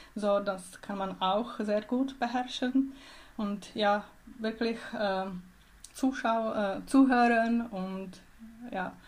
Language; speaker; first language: German; non-native, learner; Czech